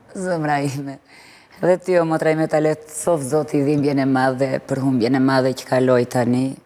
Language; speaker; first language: Albanian; early bilingual, heritage; Albanian